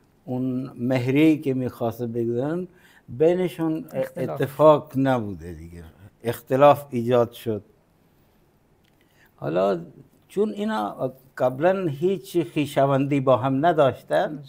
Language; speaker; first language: Persian; non-native, fluent; Punjabi